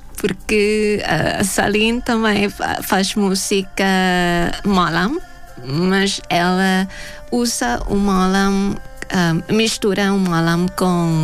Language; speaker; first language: Portuguese; non-native, fluent; Thai